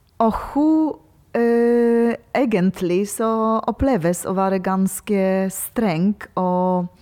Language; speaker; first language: Norwegian; non-native, learner; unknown